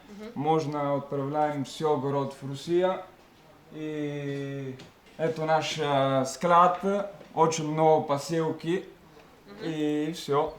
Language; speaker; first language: Russian; non-native, learner; Italian